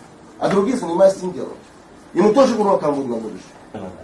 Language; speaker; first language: Russian; non-native, fluent; Tajik